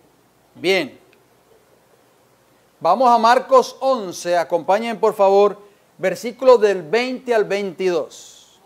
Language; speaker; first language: Spanish; native; Spanish